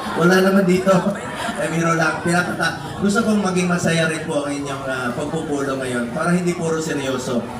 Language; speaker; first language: Filipino; non-native, local second language; Cebuano